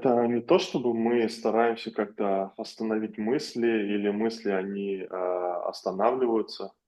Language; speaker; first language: Russian; native; Russian